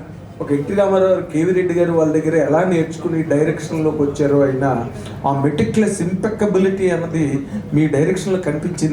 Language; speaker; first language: Telugu; native; Telugu